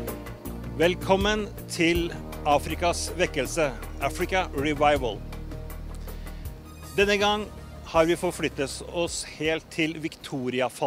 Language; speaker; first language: Norwegian; native; Norwegian